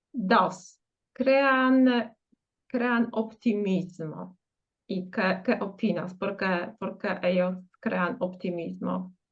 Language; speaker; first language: Spanish; non-native, fluent; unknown